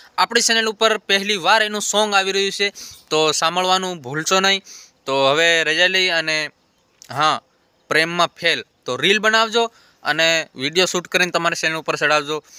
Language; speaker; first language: Gujarati; non-native, local second language; Bhili